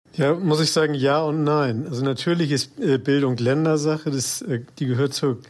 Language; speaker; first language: German; native; German